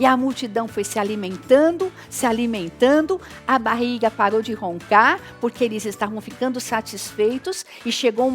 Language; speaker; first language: Portuguese; native; Portuguese